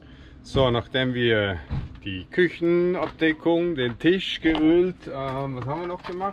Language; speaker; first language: German; native; German